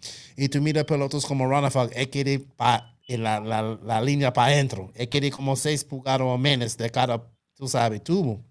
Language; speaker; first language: Spanish; non-native, local second language; English